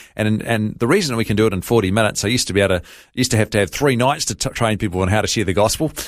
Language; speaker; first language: English; native; English